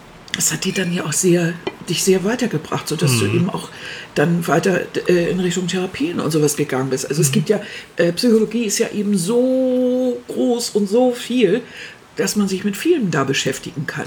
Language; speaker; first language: German; native; German